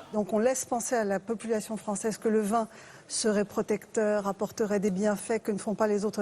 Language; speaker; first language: French; native; French